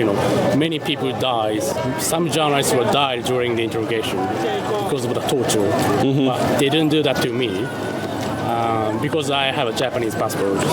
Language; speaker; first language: English; non-native, fluent; Japanese